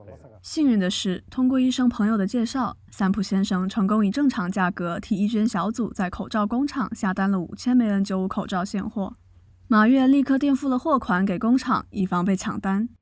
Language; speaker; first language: Chinese; native; Chinese